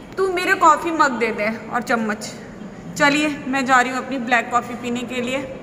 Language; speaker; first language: Hindi; native; Hindi